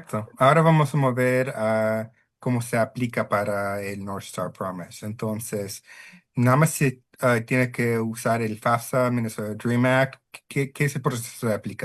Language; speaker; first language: Spanish; early bilingual, heritage; Spanish